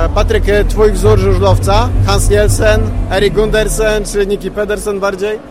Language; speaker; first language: Polish; native; Polish